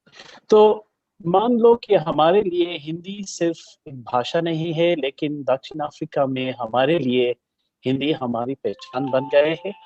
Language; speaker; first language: Hindi; non-native, learner; English